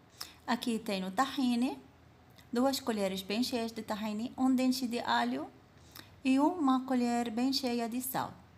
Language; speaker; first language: Portuguese; non-native, fluent; Arabic